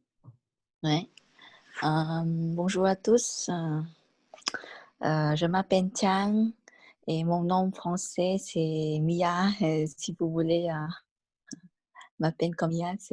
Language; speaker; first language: French; non-native, learner; Vietnamese